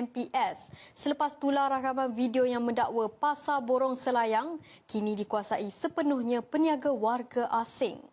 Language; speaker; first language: Malay; native; Malay